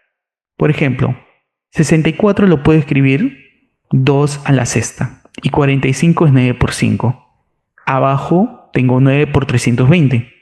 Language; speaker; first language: Spanish; native; Spanish